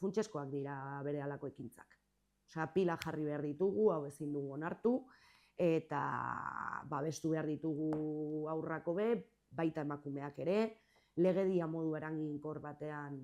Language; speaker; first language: Basque; native; Basque